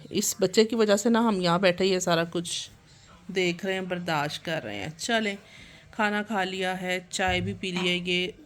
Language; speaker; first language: Urdu; non-native, local second language; Punjabi